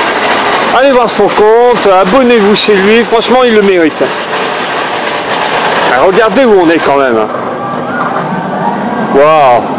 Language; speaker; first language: French; native; French